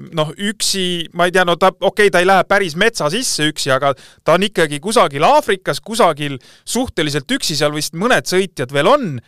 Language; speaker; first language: Estonian; native; Estonian